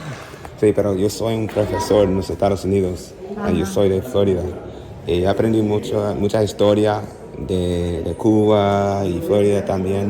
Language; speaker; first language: Spanish; non-native, learner; English